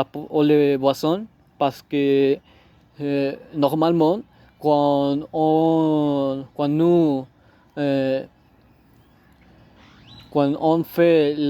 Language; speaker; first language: French; non-native, learner; Spanish